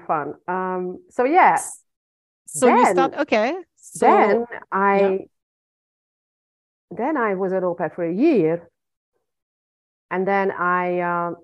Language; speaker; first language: English; non-native, fluent; Hungarian